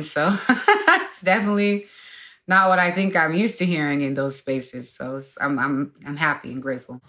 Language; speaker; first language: English; native; English